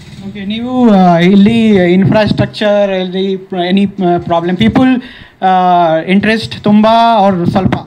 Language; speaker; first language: Kannada; non-native, learner; Hindi